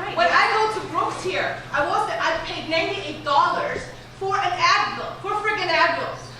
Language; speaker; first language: English; non-native, fluent; German